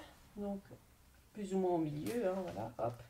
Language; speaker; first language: French; native; French